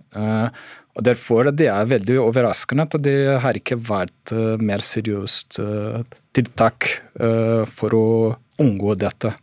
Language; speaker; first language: Norwegian; non-native, fluent; Portuguese